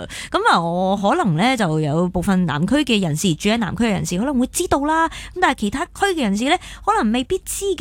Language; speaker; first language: Cantonese; native; Cantonese